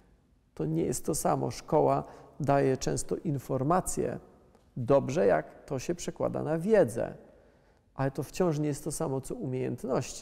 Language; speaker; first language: Polish; native; Polish